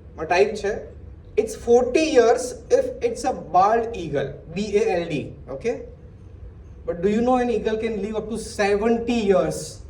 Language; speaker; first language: English; non-native, local second language; Gujarati